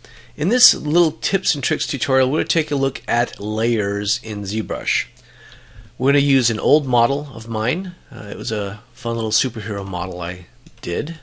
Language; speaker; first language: English; native; English